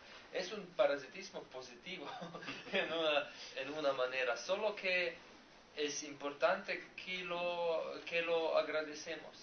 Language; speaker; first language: Spanish; non-native, learner; Slovenian